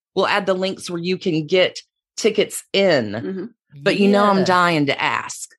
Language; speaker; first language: English; native; English